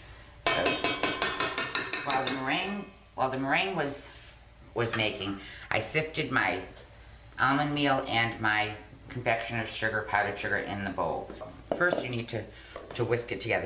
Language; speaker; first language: English; native; English